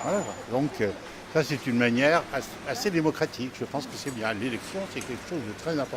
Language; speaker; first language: French; native; French